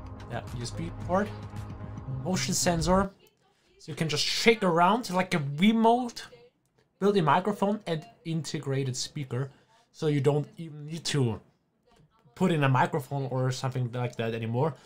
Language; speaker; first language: English; non-native, fluent; German